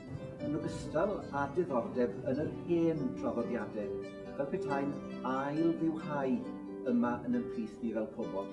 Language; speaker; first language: Welsh; native; Welsh